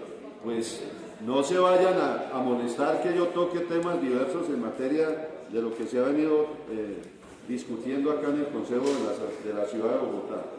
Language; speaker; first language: Spanish; native; Spanish